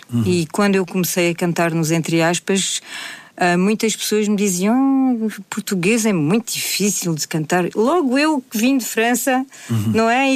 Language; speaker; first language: Portuguese; native; Portuguese